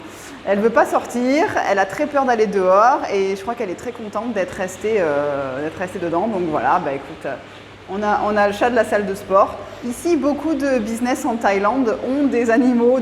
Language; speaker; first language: French; native; French